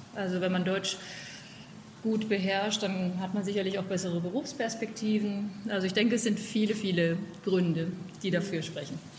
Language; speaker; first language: German; native; German